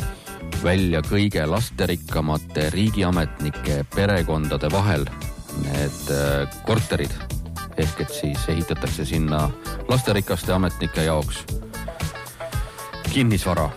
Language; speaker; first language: Estonian; native; Estonian